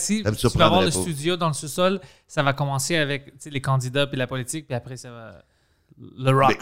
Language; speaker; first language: French; non-native, local second language; English